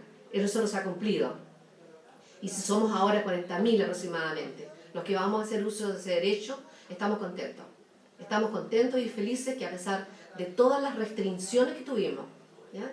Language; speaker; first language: Spanish; native; Spanish